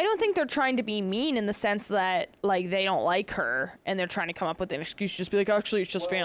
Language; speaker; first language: English; native; English